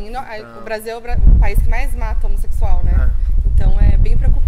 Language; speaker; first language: Portuguese; native; Portuguese